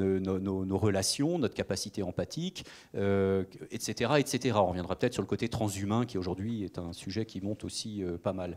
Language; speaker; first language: French; native; French